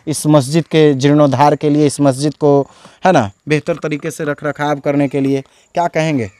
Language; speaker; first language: Hindi; native; Hindi